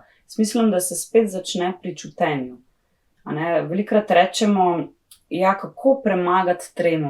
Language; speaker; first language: Slovenian; native; Slovenian